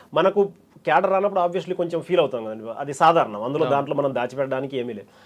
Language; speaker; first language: Telugu; native; Telugu